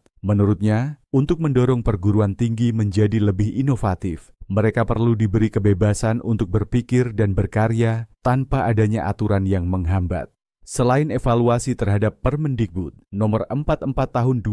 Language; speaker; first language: Indonesian; native; Indonesian